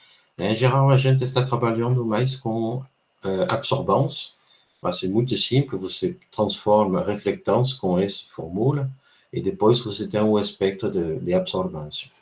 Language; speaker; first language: Portuguese; non-native, fluent; French